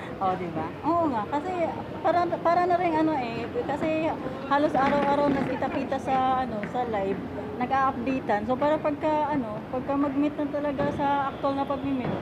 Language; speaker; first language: Filipino; non-native, local second language; Cebuano